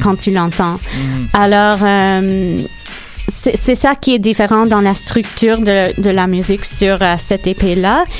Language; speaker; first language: French; non-native, local second language; English